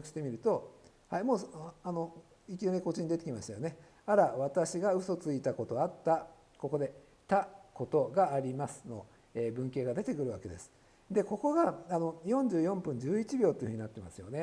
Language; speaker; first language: Japanese; native; Japanese